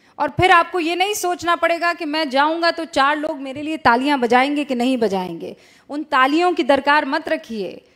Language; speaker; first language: Hindi; native; Hindi